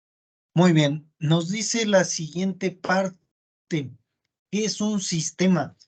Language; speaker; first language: Spanish; native; Spanish